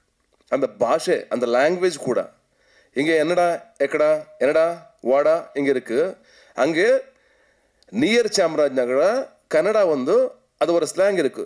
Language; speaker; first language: Tamil; non-native, local second language; Kannada